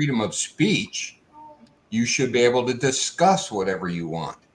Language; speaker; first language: English; native; English